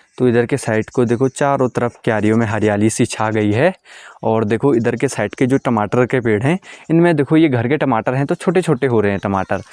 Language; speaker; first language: Hindi; non-native, local second language; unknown